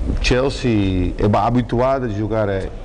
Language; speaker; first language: Italian; non-native, fluent; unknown